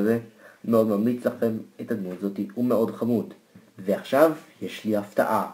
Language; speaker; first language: Hebrew; native; Hebrew